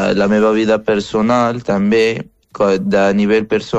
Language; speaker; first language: Catalan; non-native, fluent; Arabic